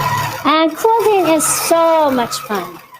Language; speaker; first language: English; native; English